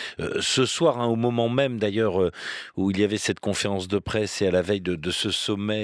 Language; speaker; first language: French; native; French